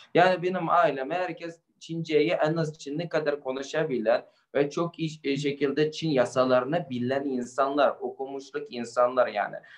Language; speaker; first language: Turkish; non-native, fluent; Uyghur